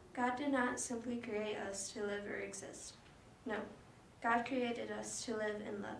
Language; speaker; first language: English; native; English